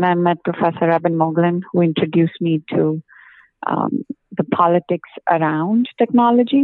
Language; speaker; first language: English; non-native, local second language; Hindi